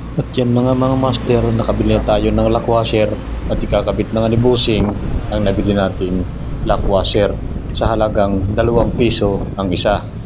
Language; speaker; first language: Filipino; non-native, local second language; Waray